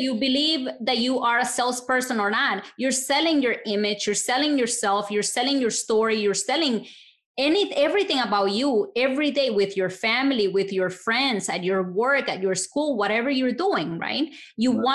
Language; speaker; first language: English; non-native, fluent; Spanish